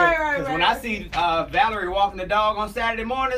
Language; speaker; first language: English; native; English